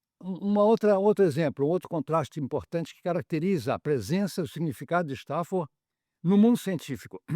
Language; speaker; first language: Portuguese; native; Portuguese